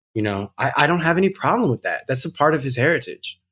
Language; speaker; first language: English; native; English